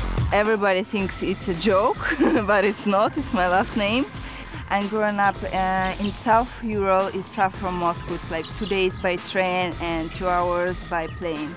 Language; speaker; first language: English; non-native, fluent; Russian